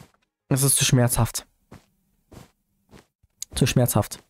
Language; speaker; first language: German; native; German